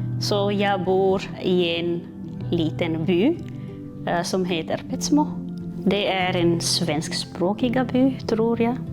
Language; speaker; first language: Swedish; non-native, learner; Malagasy